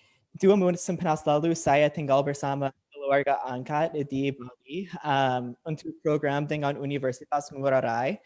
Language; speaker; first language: Indonesian; non-native, learner; English